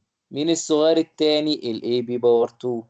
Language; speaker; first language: Arabic; native; Arabic